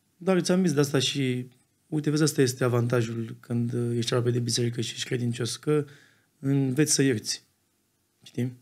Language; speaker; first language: Romanian; native; Romanian